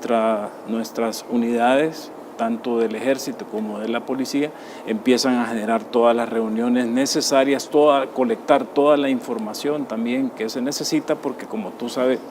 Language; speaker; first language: Spanish; native; Spanish